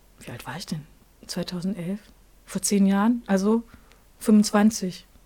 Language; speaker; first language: German; native; German